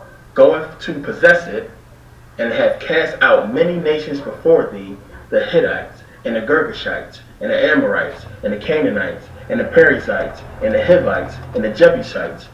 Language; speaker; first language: English; native; English